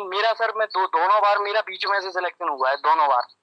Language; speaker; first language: Hindi; native; Hindi